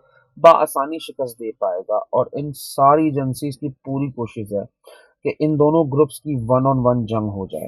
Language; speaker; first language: Urdu; native; Urdu